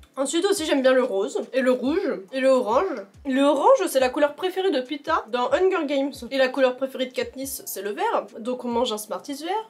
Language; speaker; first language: French; native; French